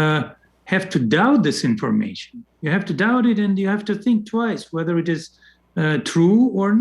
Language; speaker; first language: English; non-native, fluent; Russian